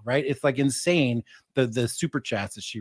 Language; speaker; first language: English; native; English